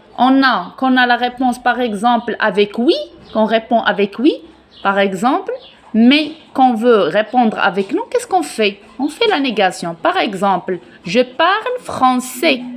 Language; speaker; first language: French; non-native, local second language; Arabic